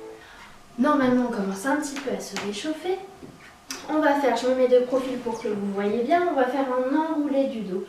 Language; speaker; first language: French; native; French